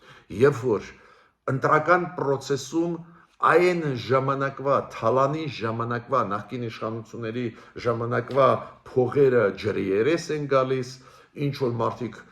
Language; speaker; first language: Armenian; native; Armenian